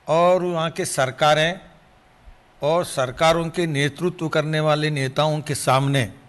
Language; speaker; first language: Hindi; non-native, local second language; Telugu